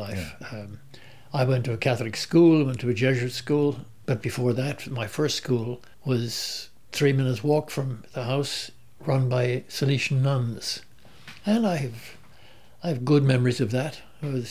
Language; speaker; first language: English; native; English